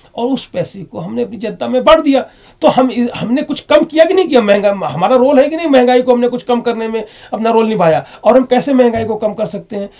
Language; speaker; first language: Hindi; native; Hindi